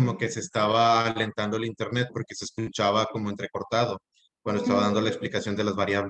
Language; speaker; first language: Spanish; native; Spanish